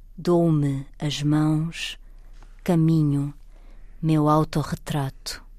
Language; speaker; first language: Portuguese; native; Portuguese